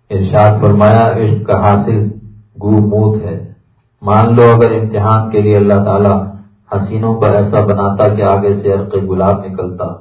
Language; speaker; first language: Urdu; native; Urdu